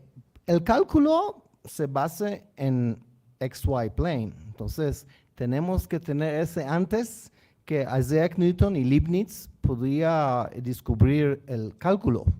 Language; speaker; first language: Spanish; non-native, learner; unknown